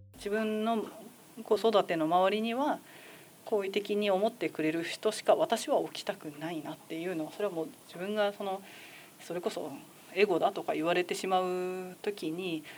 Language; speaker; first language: Japanese; native; Japanese